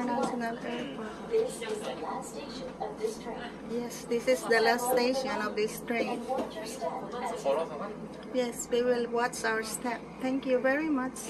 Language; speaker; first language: English; non-native, local second language; Filipino